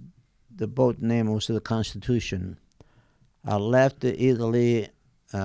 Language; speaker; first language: English; non-native, fluent; Italian